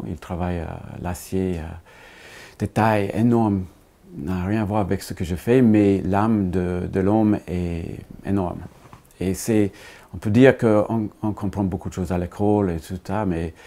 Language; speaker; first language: French; non-native, fluent; English